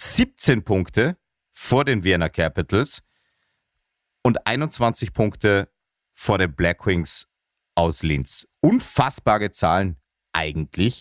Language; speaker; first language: German; native; German